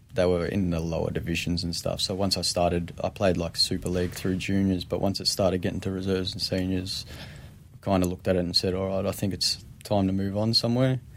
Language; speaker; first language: English; native; English